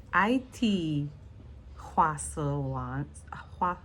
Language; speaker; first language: Korean; non-native, learner; English